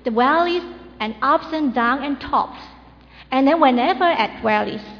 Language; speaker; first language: English; non-native, local second language; Chinese